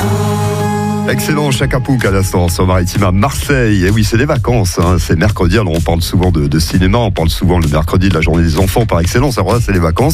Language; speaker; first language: French; native; French